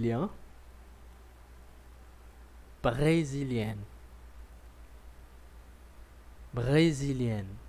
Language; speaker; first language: French; non-native, learner; Portuguese